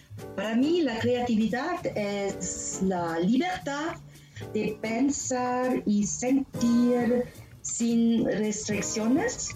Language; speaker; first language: Spanish; non-native, learner; German